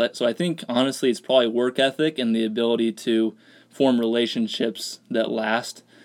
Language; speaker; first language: English; native; English